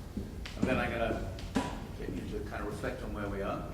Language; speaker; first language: English; native; English